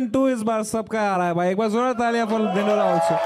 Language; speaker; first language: Hindi; native; Hindi